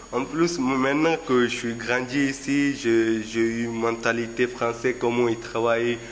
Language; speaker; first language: French; non-native, fluent; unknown